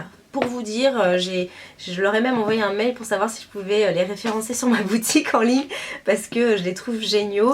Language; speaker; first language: French; native; French